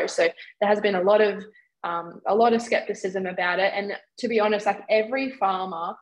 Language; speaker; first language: English; native; English